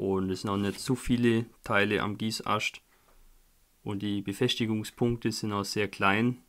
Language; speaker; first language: German; native; German